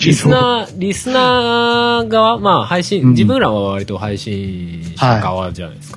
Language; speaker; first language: Japanese; native; Japanese